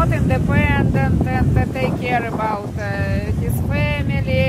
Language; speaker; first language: English; non-native, learner; Russian